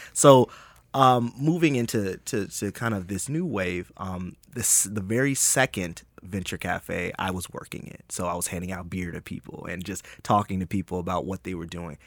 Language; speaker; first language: English; native; English